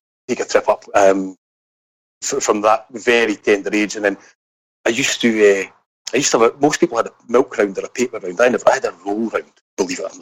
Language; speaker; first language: English; native; English